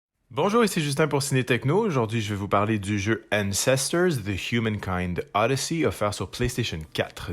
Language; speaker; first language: French; native; French